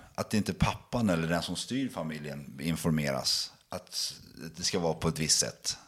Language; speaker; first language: Swedish; native; Swedish